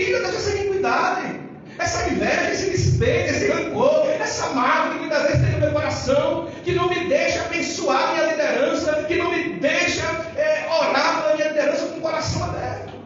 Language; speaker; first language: Portuguese; native; Portuguese